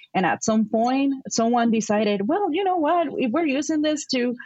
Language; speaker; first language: English; non-native, fluent; Spanish